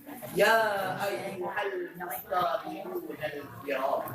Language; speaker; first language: Arabic; non-native, learner; Indonesian